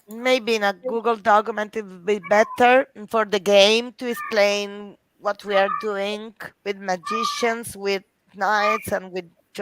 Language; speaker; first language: English; non-native, fluent; Italian